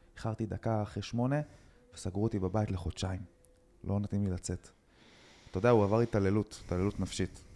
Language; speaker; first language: Hebrew; native; Hebrew